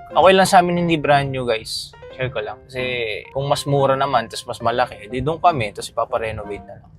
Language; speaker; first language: Filipino; native; Filipino